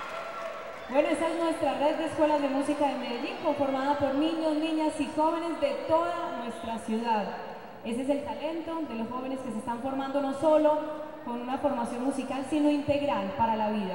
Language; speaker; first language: Spanish; native; Spanish